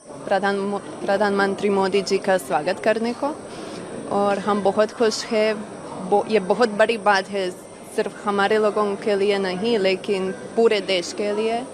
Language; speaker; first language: Hindi; non-native, fluent; Croatian